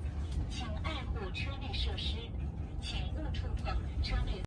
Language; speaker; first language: Chinese; native; Chinese